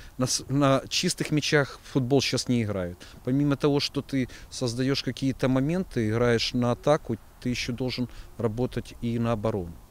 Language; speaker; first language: Russian; native; Russian